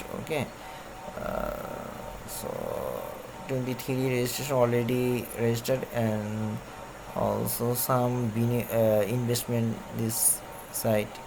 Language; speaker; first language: English; non-native, learner; Bangla